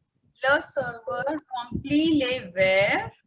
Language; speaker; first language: French; non-native, fluent; Hindi